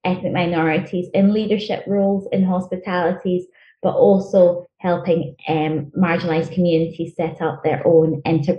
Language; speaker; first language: English; non-native, local second language; Nyanja